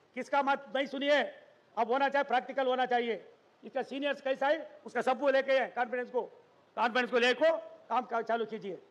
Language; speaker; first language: Hindi; non-native, local second language; Kannada